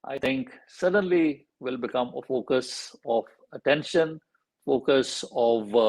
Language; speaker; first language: English; non-native, local second language; Punjabi